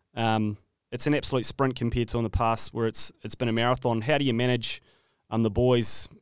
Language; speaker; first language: English; native; English